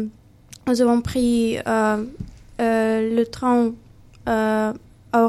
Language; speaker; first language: French; non-native, learner; Ukrainian